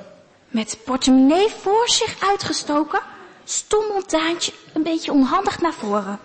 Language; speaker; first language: Dutch; native; Dutch